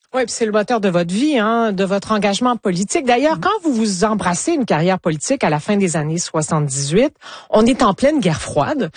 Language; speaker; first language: French; native; French